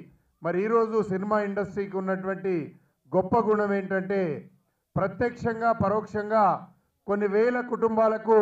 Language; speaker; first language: Telugu; native; Telugu